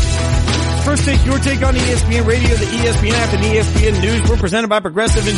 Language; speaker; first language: English; native; English